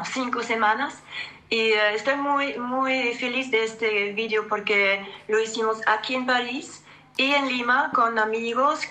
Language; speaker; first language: Spanish; non-native, fluent; French